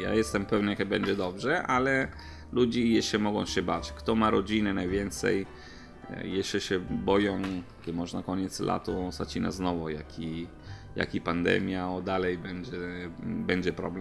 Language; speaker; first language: Polish; non-native, learner; Italian